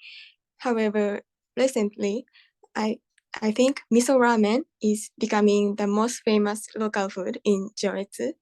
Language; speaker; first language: English; non-native, learner; Japanese